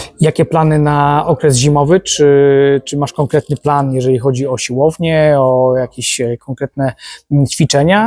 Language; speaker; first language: Polish; native; Polish